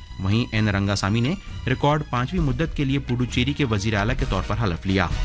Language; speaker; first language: Urdu; native; Urdu